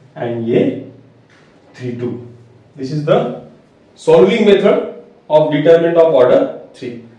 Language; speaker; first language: English; non-native, local second language; Marathi